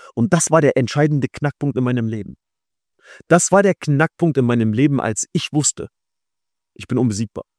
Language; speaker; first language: German; early bilingual, other home language; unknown